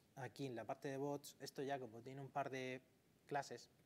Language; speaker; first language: Spanish; native; Spanish